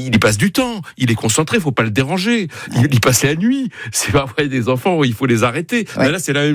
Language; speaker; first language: French; native; French